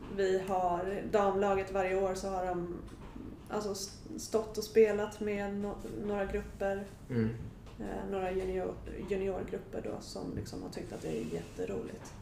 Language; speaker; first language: Swedish; native; Swedish